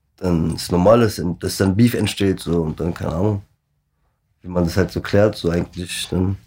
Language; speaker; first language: German; early bilingual, other home language; Turkish